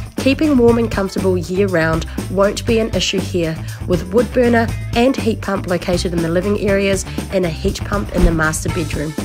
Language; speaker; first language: English; native; English